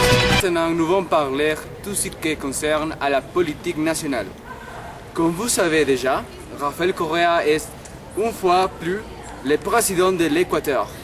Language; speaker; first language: French; non-native, learner; Spanish